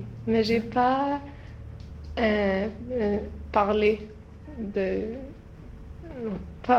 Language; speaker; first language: French; non-native, learner; Swedish